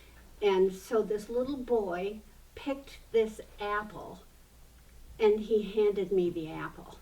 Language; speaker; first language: English; native; English